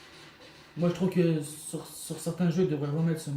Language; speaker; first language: French; native; French